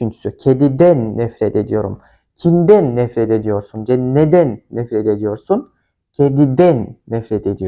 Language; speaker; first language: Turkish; non-native, fluent; Kyrgyz